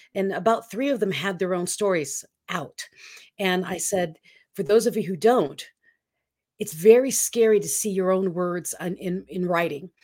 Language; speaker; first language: English; non-native, local second language; Filipino